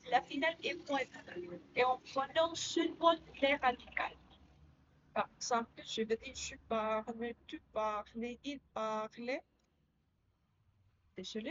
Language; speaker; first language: French; non-native, learner; Spanish